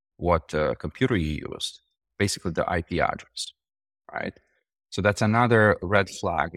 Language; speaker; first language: English; non-native, fluent; Romanian